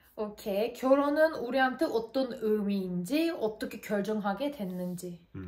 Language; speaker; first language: Korean; non-native, fluent; Turkish